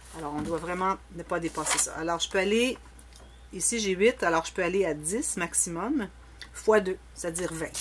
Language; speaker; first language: French; native; French